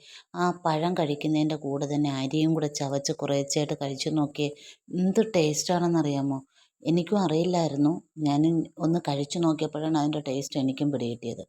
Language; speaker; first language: Malayalam; native; Malayalam